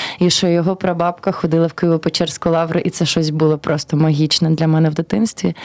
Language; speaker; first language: Ukrainian; early bilingual, heritage; Ukrainian